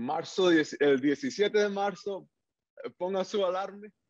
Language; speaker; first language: Spanish; early bilingual, heritage; English